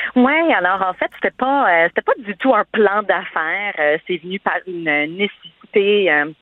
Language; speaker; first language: French; non-native, fluent; English